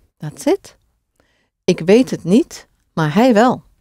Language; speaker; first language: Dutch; non-native, fluent; English